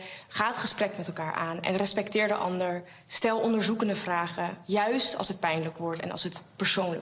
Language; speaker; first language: Dutch; native; Dutch